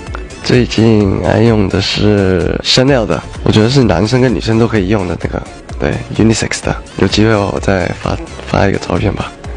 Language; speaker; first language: Chinese; early bilingual, heritage; Chinese